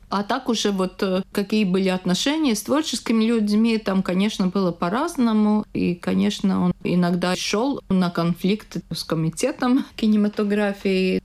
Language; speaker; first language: Russian; non-native, local second language; Latvian